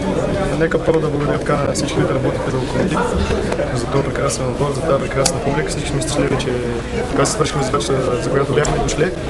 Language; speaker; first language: Bulgarian; native; Bulgarian